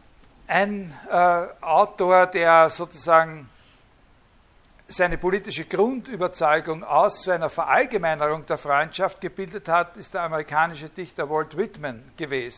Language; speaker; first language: German; native; German